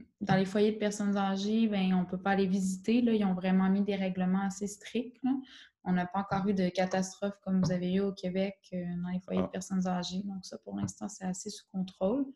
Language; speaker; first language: French; native; French